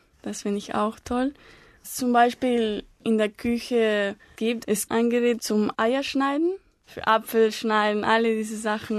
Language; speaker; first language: German; non-native, learner; Spanish